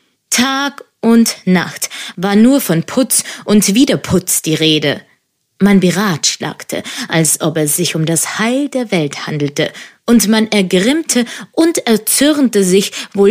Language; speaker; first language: German; native; German